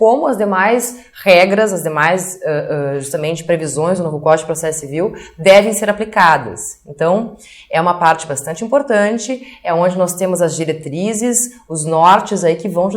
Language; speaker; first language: Portuguese; native; Portuguese